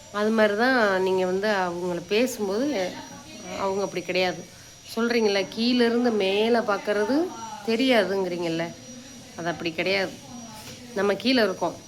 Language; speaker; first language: Tamil; native; Tamil